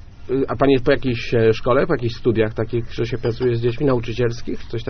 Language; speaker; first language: Polish; native; Polish